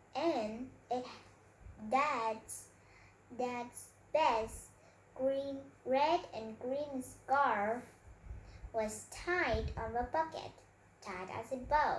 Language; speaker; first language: English; non-native, learner; Vietnamese